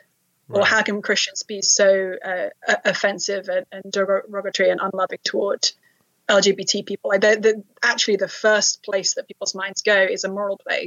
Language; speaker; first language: English; native; English